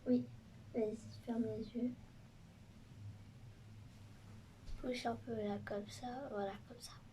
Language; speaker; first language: French; native; French